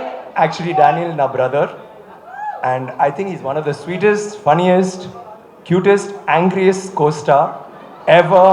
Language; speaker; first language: Telugu; non-native, local second language; Tamil